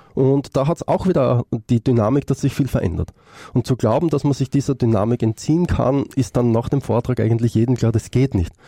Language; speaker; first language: German; native; German